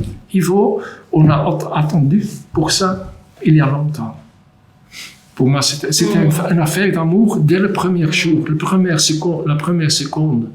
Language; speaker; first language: French; non-native, local second language; Dutch